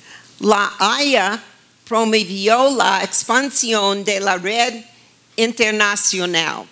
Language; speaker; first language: Spanish; non-native, fluent; English